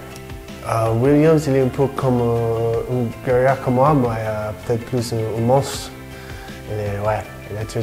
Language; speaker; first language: French; non-native, fluent; English